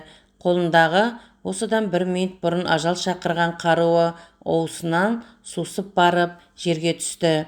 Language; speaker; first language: Kazakh; native; Kazakh